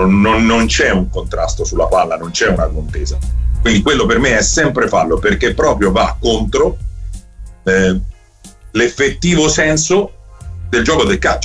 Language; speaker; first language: Italian; native; Italian